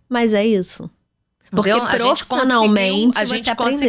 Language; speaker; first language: Portuguese; native; Portuguese